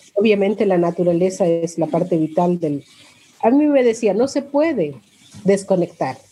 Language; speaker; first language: Spanish; non-native, local second language; Quechua